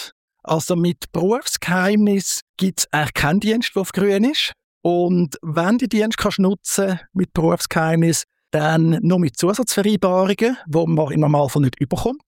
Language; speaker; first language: German; native; German